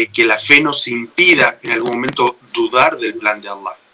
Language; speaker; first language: Spanish; native; Spanish